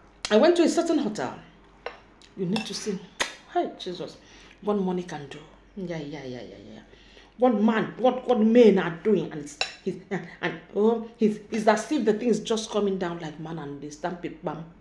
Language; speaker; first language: English; non-native, local second language; Ibibio